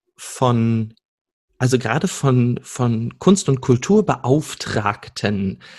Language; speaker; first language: German; native; German